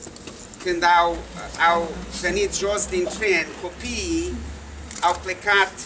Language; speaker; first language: Romanian; non-native, learner; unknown